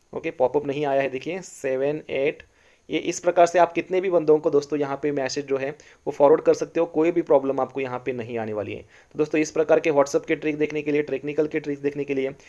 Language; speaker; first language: Hindi; non-native, local second language; Marathi